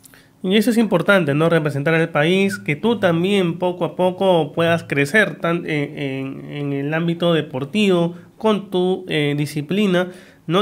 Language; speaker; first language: Spanish; native; Spanish